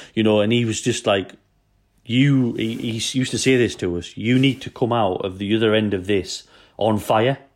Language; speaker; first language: English; native; English